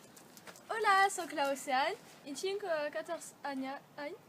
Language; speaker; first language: Catalan; non-native, local second language; French